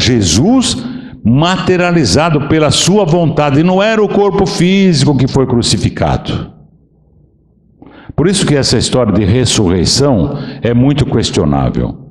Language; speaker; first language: Portuguese; native; Portuguese